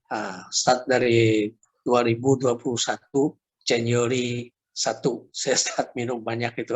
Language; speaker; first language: Indonesian; non-native, local second language; Chinese